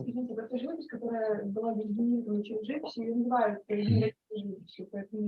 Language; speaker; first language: Russian; native; Russian